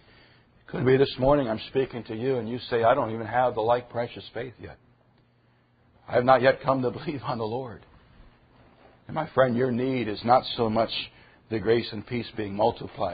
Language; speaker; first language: English; native; English